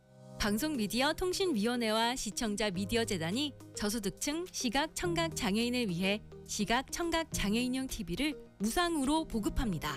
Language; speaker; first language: Korean; native; Korean